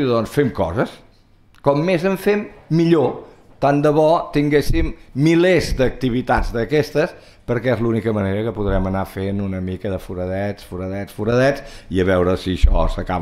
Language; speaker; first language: Catalan; native; Catalan